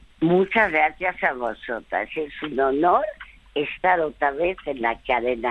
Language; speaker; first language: Spanish; early bilingual, other home language; French